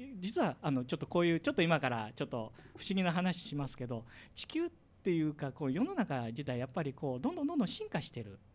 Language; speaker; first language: Japanese; native; Japanese